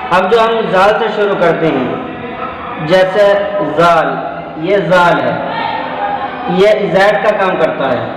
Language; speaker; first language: Urdu; native; Urdu